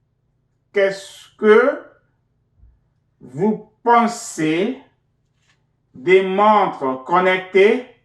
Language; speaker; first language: French; non-native, fluent; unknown